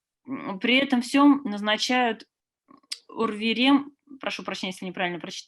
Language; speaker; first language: Russian; native; Russian